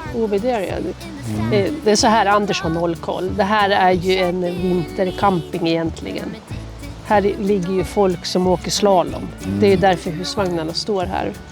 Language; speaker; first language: Swedish; native; Swedish